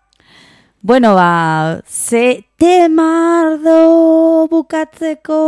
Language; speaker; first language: Basque; non-native, local second language; Spanish